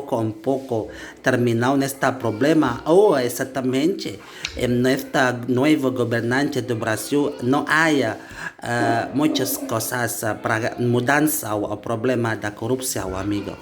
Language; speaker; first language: Portuguese; non-native, learner; Indonesian